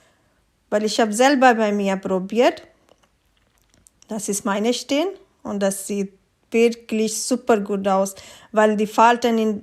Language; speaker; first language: German; non-native, learner; Urdu